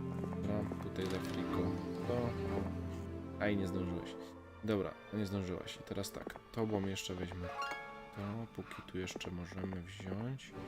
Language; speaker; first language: Polish; native; Polish